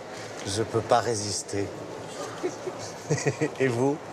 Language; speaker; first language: French; native; French